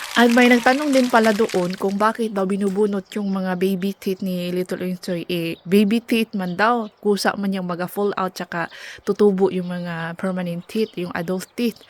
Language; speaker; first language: Filipino; non-native, local second language; Cebuano